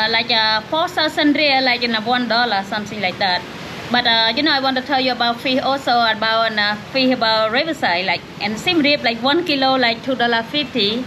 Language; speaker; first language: English; non-native, learner; Khmer